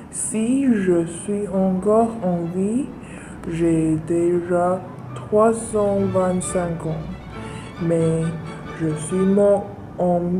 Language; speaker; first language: French; non-native, learner; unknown